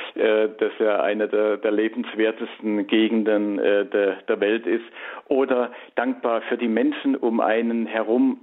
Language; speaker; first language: German; native; German